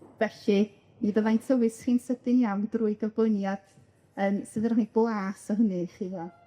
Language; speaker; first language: Welsh; native; Welsh